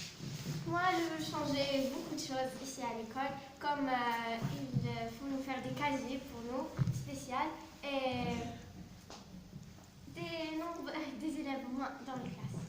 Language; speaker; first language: French; non-native, learner; Arabic